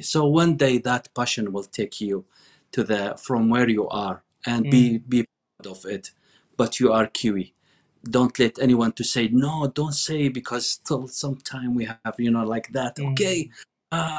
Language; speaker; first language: English; non-native, fluent; Arabic